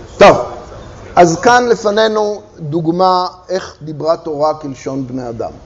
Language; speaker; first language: Hebrew; native; Hebrew